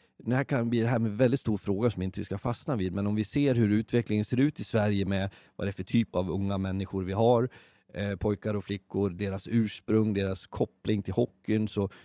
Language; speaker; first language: Swedish; native; Swedish